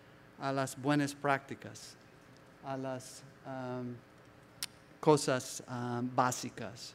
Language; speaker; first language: Spanish; non-native, learner; English